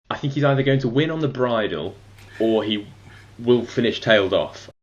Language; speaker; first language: English; native; English